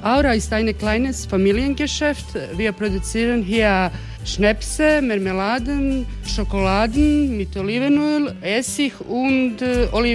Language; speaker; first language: German; non-native, fluent; Croatian